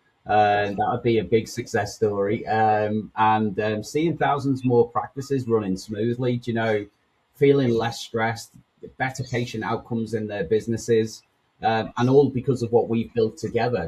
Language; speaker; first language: English; native; English